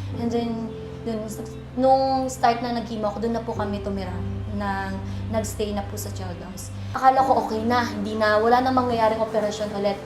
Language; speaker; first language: Filipino; non-native, local second language; Bikol